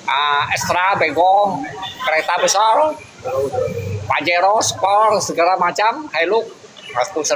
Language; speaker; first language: Indonesian; non-native, learner; Vietnamese